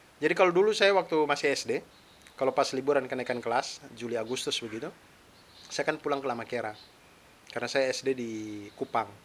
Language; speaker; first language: Indonesian; non-native, local second language; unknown